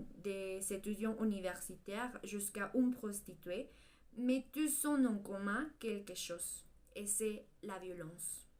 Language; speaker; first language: French; non-native, learner; Spanish